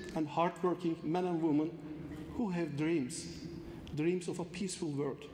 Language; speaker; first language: English; non-native, fluent; Turkish